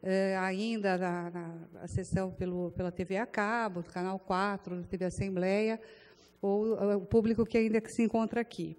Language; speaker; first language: Portuguese; native; Portuguese